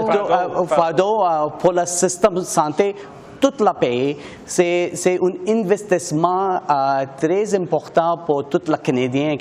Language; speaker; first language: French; non-native, learner; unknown